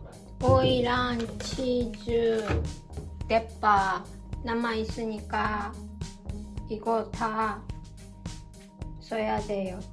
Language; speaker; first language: Korean; non-native, learner; Japanese